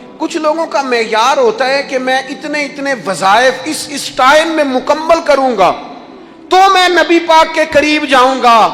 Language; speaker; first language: Urdu; non-native, local second language; Punjabi